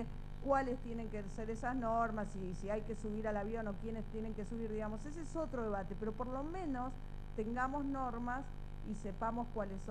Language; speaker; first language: Spanish; native; Spanish